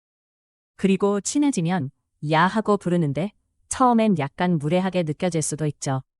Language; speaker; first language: Korean; non-native, fluent; Chinese